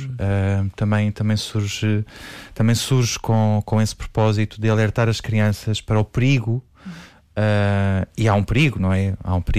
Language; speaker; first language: Portuguese; native; Portuguese